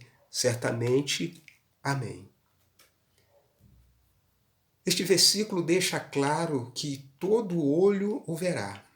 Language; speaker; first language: Portuguese; native; Portuguese